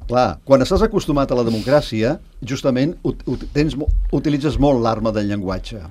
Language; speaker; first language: Catalan; native; Catalan